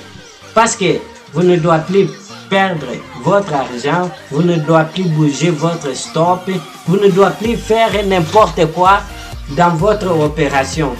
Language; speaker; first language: French; non-native, fluent; Portuguese